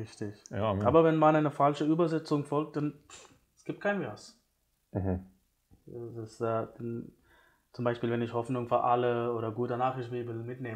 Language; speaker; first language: German; non-native, fluent; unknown